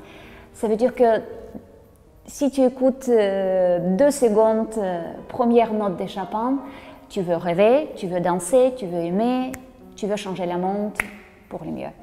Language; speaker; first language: French; non-native, learner; Russian